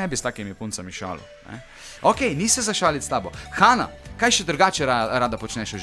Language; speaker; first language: Slovenian; native; Slovenian